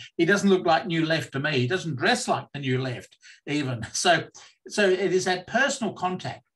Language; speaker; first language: English; native; English